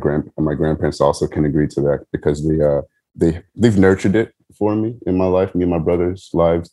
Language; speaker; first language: English; native; English